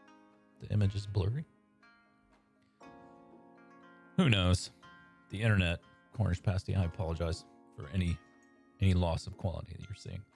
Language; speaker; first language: English; native; English